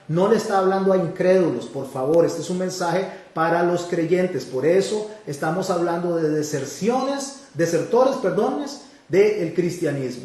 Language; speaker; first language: Spanish; native; Spanish